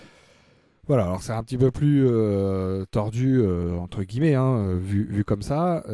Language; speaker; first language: French; native; French